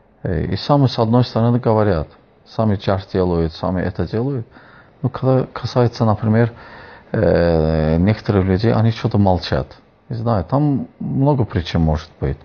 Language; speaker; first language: Russian; non-native, fluent; Azerbaijani